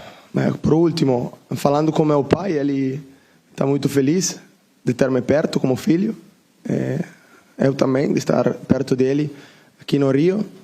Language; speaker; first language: Portuguese; non-native, learner; Italian